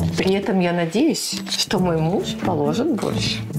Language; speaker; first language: Russian; native; Russian